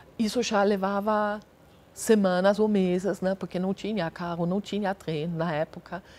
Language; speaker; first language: Portuguese; non-native, fluent; German